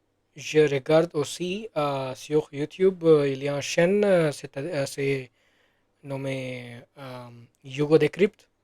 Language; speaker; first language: French; non-native, learner; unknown